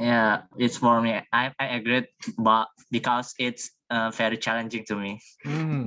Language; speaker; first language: English; non-native, learner; Indonesian